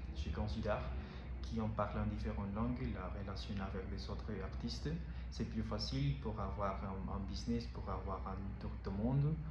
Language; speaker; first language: French; non-native, learner; Spanish